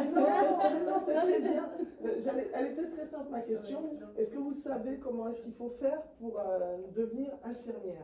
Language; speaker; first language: French; native; French